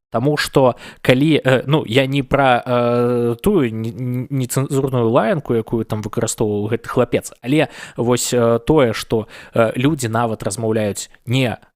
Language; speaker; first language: Belarusian; non-native, local second language; Russian